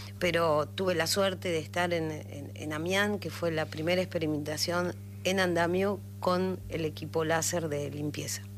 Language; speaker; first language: Spanish; native; Spanish